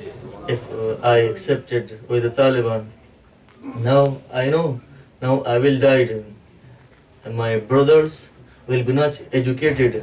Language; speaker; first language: English; non-native, learner; Pashto